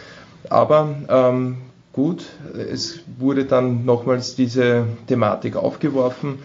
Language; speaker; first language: German; native; German